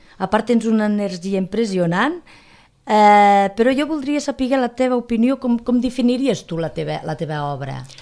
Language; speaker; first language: Catalan; native; Catalan